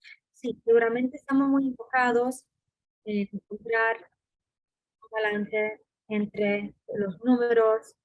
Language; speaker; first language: Spanish; non-native, fluent; English